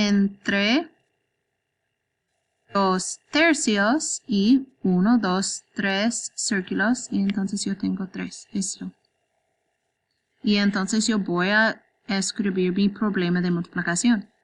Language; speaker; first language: Spanish; non-native, learner; English